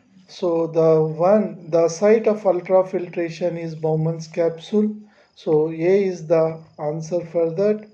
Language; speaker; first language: English; non-native, local second language; Telugu